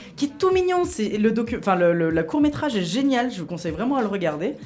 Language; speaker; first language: French; native; French